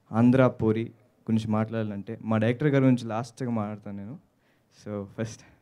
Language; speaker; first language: Telugu; native; Telugu